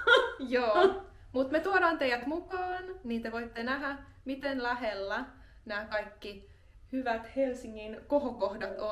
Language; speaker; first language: Finnish; native; Finnish